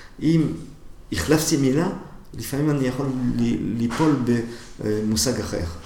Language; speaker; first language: Hebrew; non-native, fluent; French